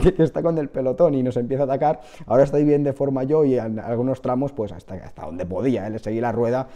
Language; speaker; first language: Spanish; native; Spanish